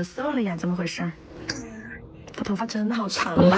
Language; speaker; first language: Chinese; native; Chinese